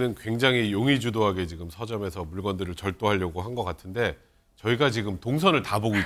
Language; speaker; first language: Korean; native; Korean